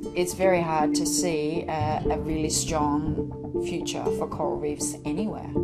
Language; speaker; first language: English; non-native, fluent; Danish